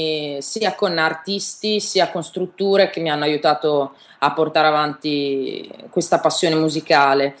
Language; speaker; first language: Italian; native; Italian